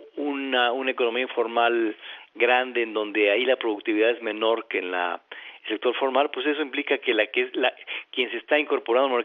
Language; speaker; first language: Spanish; native; Spanish